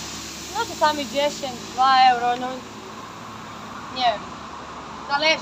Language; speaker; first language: Polish; non-native, learner; Croatian